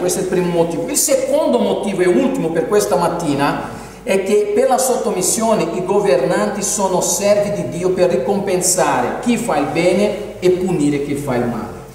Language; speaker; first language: Italian; non-native, fluent; Portuguese